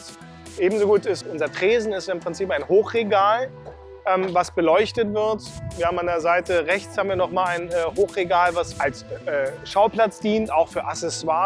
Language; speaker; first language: German; native; German